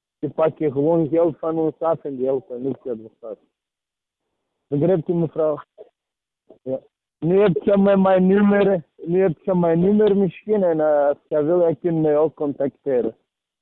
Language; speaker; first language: Dutch; non-native, fluent; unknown